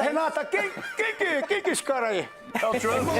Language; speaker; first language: Portuguese; native; Portuguese